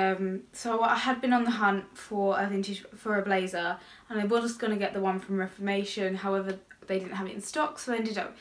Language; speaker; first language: English; native; English